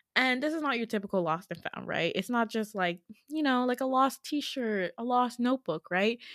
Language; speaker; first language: English; native; English